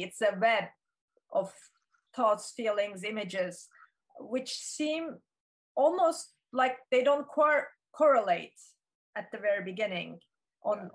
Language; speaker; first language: English; non-native, fluent; Turkish